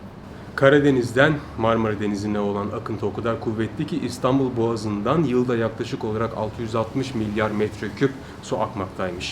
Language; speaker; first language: Turkish; native; Turkish